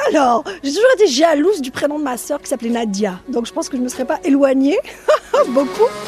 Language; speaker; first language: French; non-native, local second language; Arabic